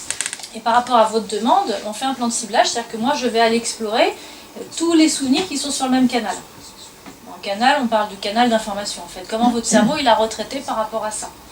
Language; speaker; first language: French; native; French